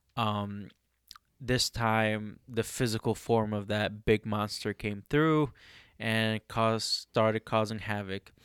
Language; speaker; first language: English; early bilingual, other home language; Arabic